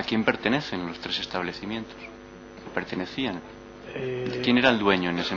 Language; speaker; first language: Spanish; native; Spanish